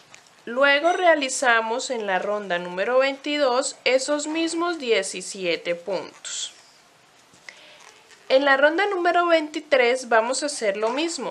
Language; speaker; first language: Spanish; native; Spanish